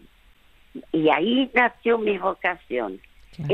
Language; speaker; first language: Spanish; early bilingual, other home language; French